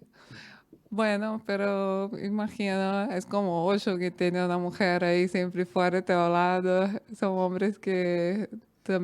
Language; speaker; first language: Spanish; non-native, fluent; Portuguese